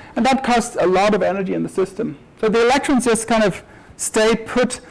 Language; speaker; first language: English; native; English